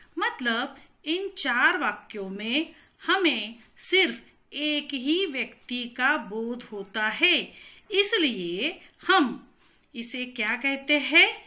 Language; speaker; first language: Hindi; non-native, local second language; Marathi